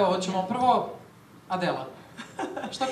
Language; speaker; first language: Croatian; native; Croatian